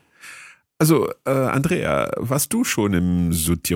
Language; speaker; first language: German; non-native, learner; English